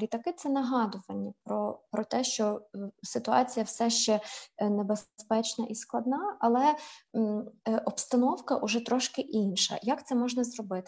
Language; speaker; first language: Ukrainian; native; Ukrainian